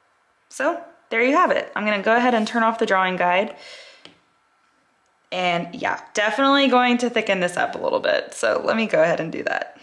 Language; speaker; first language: English; native; English